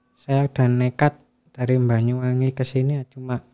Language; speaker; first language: Indonesian; native; Indonesian